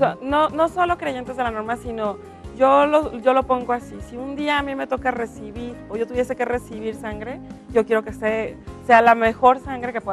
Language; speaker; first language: Spanish; native; Spanish